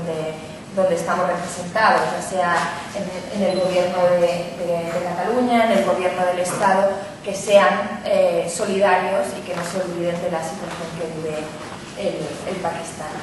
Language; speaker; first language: Spanish; native; Spanish